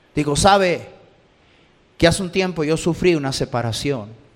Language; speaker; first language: Spanish; early bilingual, heritage; Spanish